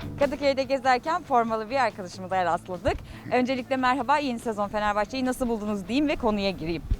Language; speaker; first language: Turkish; native; Turkish